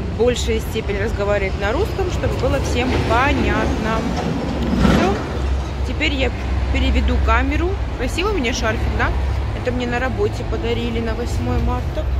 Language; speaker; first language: Russian; native; Russian